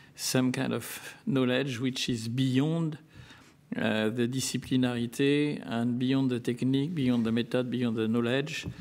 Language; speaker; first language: English; non-native, fluent; French